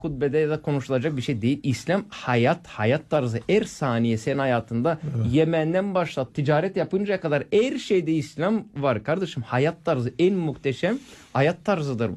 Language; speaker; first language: Turkish; early bilingual, heritage; Turkish